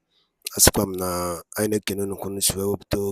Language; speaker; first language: Igbo; native; Igbo